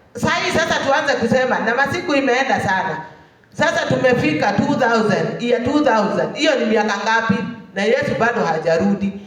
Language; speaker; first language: Swahili; non-native, local second language; Kikuyu